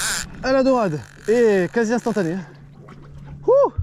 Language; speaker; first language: French; native; French